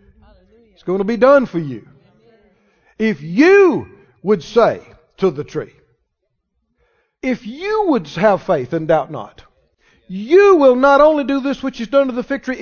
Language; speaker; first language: English; native; English